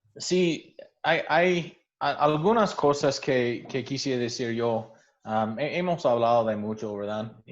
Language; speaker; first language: Spanish; non-native, fluent; English